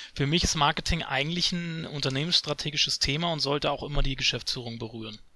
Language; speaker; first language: German; native; German